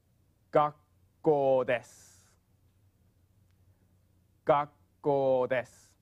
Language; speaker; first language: Japanese; non-native, fluent; English